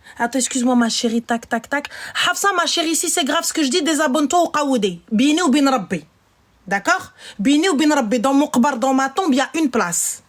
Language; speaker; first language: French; early bilingual, other home language; Arabic